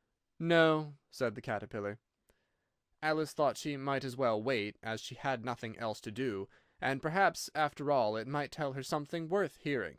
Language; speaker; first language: English; native; English